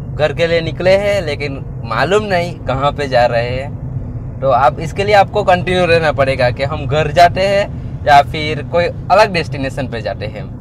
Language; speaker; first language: Hindi; non-native, local second language; Gujarati